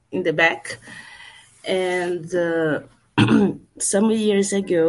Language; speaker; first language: English; non-native, learner; Portuguese